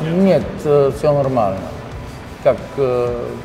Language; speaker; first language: Russian; non-native, learner; Bulgarian